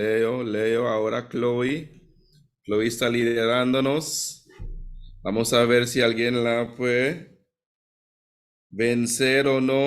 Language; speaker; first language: Spanish; non-native, fluent; English